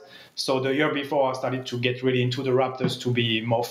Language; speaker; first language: English; non-native, fluent; French